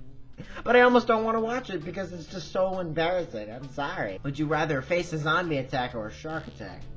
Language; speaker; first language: English; native; English